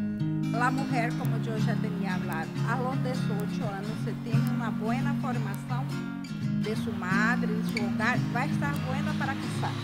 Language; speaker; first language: Spanish; non-native, learner; Portuguese